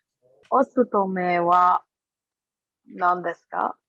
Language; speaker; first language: Japanese; non-native, learner; English